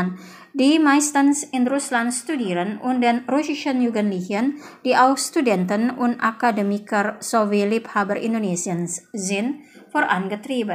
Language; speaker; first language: German; non-native, fluent; Indonesian